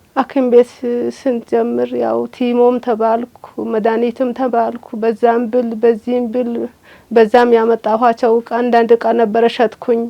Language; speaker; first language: Amharic; non-native, local second language; Sebat Bet Gurage